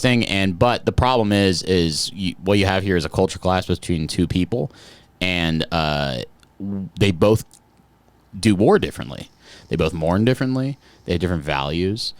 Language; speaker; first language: English; native; English